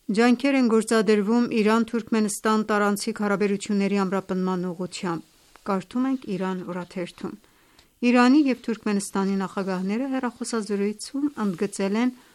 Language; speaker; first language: Armenian; native; Armenian